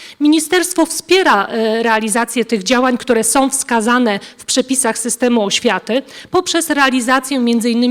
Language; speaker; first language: Polish; native; Polish